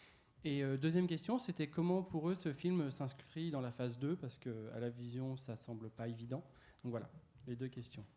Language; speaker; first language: French; native; French